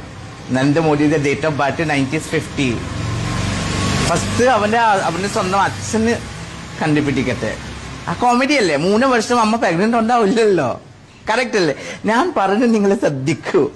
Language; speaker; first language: Malayalam; non-native, fluent; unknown